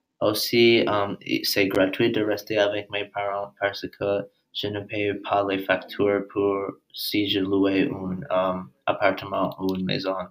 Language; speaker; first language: French; non-native, learner; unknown